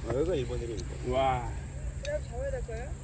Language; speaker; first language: Korean; native; Korean